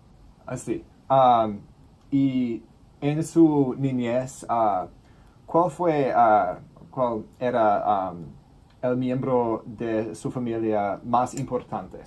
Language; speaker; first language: Spanish; non-native, learner; English